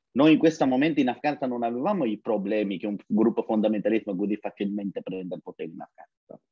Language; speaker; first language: Italian; non-native, learner; Persian